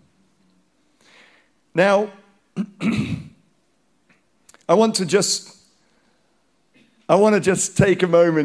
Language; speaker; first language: English; non-native, local second language; Hausa